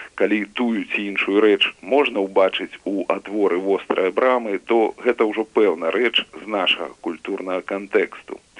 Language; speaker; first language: Belarusian; native; Belarusian